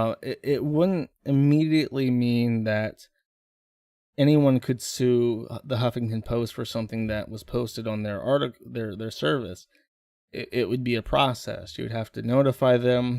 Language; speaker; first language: English; native; English